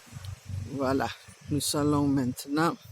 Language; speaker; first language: French; non-native, learner; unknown